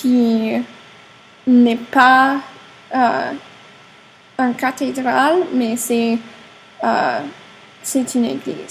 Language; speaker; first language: French; non-native, learner; English